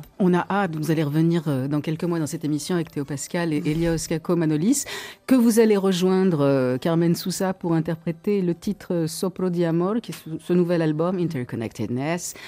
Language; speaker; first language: French; native; French